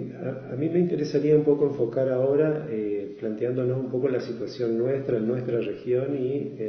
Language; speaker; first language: Spanish; native; Spanish